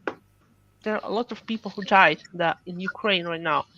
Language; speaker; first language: English; non-native, fluent; Russian